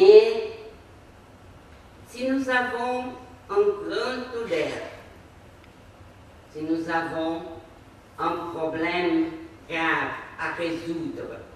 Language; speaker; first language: French; non-native, fluent; Portuguese